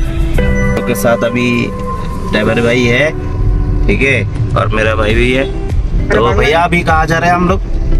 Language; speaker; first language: Hindi; non-native, local second language; Bangla